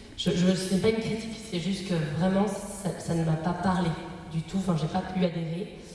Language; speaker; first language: French; native; French